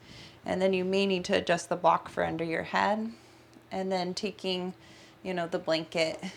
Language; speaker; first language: English; native; English